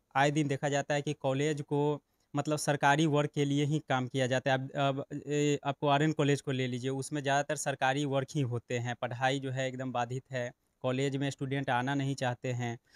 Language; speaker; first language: Hindi; native; Hindi